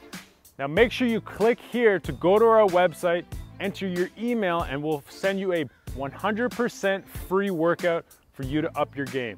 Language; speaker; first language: English; native; English